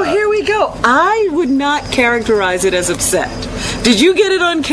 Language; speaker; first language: English; native; English